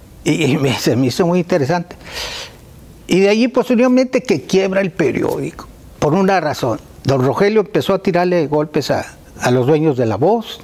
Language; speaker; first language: Spanish; native; Spanish